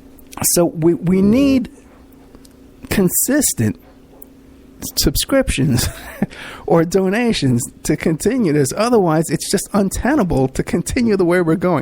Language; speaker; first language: English; native; English